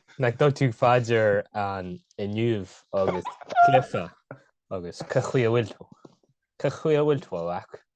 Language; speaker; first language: Irish; non-native, local second language; English